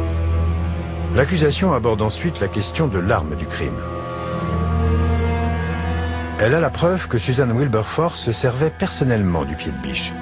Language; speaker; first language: French; native; French